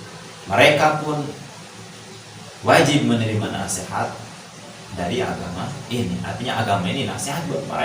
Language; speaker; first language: Indonesian; native; Indonesian